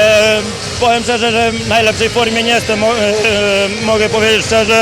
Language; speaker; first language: Polish; non-native, fluent; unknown